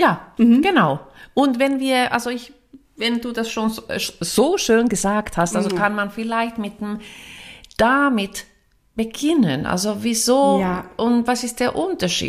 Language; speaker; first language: German; non-native, fluent; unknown